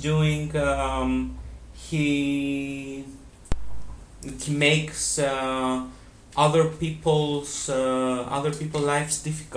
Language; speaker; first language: English; non-native, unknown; Greek